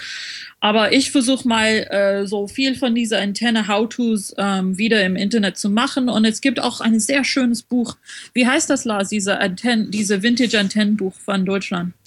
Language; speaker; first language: German; non-native, learner; French